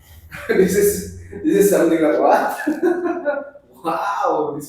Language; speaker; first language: English; non-native, fluent; Indonesian